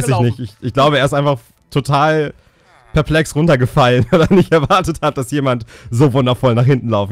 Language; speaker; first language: German; native; German